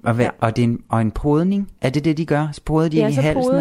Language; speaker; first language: Danish; native; Danish